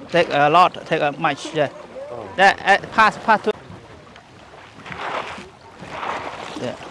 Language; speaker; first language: English; non-native, learner; Khmer